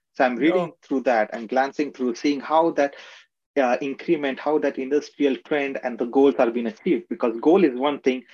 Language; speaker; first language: English; non-native, local second language; Marathi